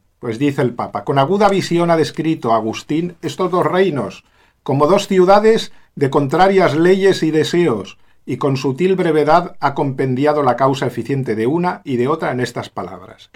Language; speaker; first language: Spanish; native; Spanish